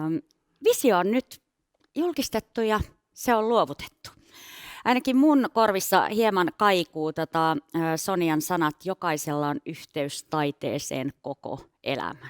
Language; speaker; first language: Finnish; native; Finnish